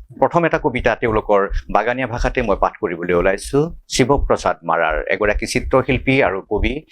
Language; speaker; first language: Assamese; native; Assamese